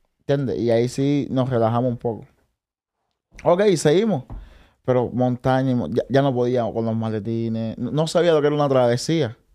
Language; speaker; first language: Spanish; native; Spanish